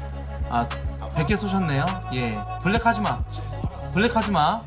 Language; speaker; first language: Korean; native; Korean